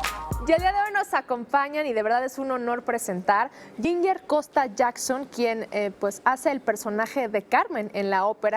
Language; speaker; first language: Spanish; native; Spanish